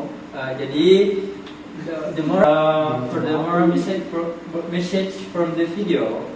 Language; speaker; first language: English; non-native, learner; Indonesian